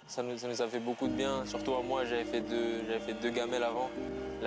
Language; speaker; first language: French; native; French